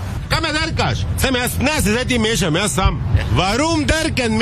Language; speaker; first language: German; non-native, learner; Slovenian